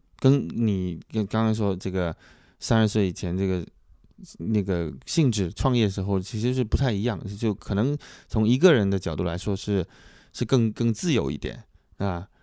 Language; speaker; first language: Chinese; native; Chinese